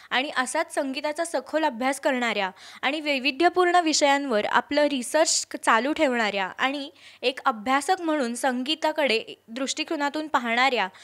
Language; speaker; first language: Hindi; non-native, local second language; Marathi